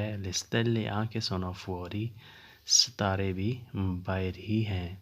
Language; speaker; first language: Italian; non-native, learner; Urdu